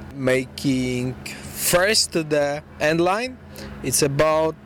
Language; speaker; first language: English; non-native, fluent; Polish